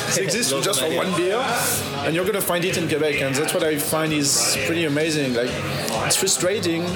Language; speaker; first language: English; non-native, fluent; French